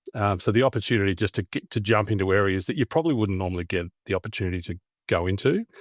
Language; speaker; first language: English; native; English